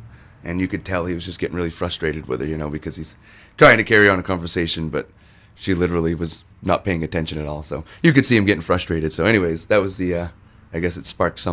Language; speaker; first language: English; native; English